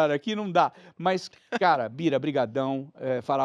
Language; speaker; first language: Portuguese; native; Portuguese